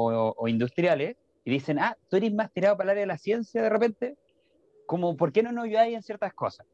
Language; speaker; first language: Spanish; native; Spanish